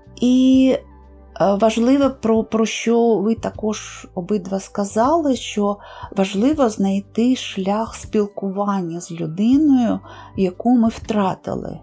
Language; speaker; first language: Ukrainian; native; Ukrainian